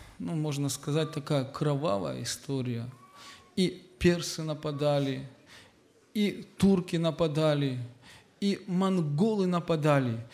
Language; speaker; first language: Russian; native; Russian